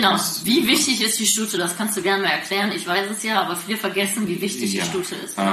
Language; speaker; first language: German; native; German